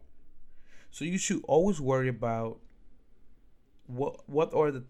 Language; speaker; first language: English; early bilingual, other home language; Spanish